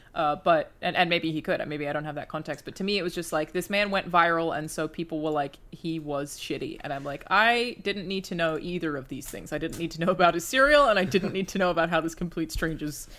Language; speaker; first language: English; native; English